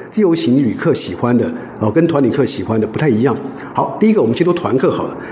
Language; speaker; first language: Chinese; native; Chinese